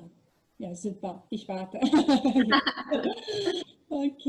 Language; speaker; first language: German; non-native, learner; Macedonian